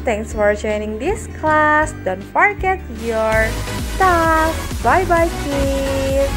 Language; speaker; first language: English; non-native, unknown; Indonesian